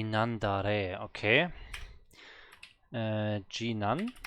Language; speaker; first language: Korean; non-native, learner; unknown